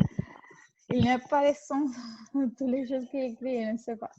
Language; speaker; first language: French; non-native, learner; Spanish